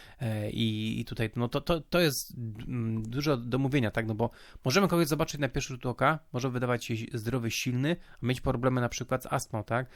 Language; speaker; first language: Polish; native; Polish